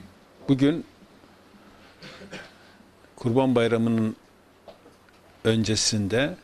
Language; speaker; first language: Turkish; native; Turkish